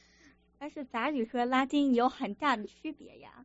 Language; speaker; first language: Chinese; early bilingual, other home language; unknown